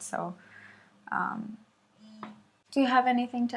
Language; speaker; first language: English; native; English